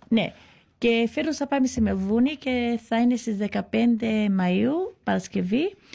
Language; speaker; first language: Greek; early bilingual, heritage; Greek